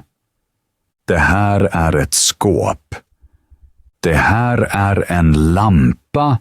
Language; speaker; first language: Swedish; native; Swedish